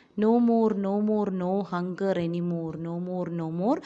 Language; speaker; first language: English; non-native, local second language; Malayalam